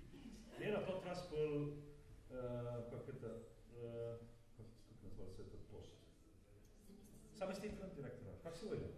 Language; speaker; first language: Russian; non-native, learner; Estonian